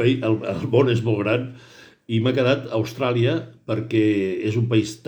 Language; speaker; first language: Catalan; native; Catalan